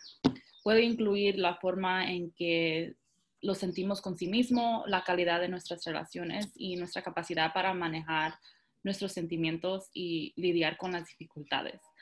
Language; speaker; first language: Spanish; early bilingual, heritage; Spanish